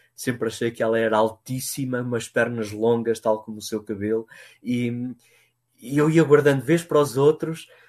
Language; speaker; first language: Portuguese; native; Portuguese